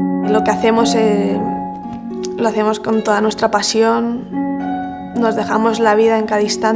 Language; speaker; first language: Spanish; native; Spanish